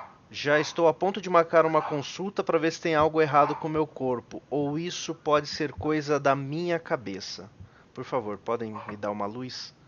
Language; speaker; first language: Portuguese; native; Portuguese